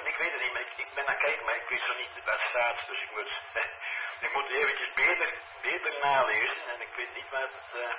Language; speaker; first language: Dutch; native; Dutch